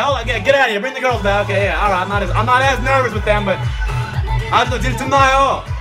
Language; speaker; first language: English; native; English